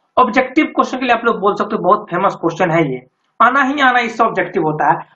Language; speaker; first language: Hindi; native; Hindi